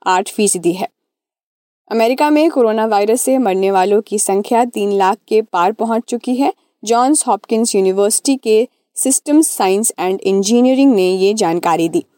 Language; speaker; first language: Hindi; native; Hindi